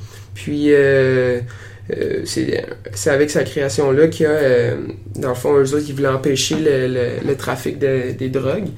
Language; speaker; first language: French; native; French